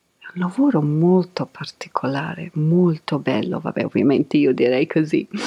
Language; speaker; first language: Italian; non-native, fluent; English